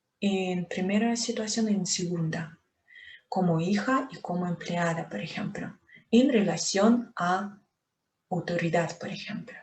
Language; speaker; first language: Spanish; non-native, fluent; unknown